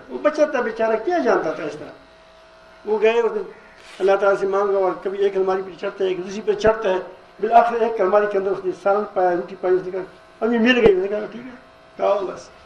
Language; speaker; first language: Urdu; non-native, local second language; Pashto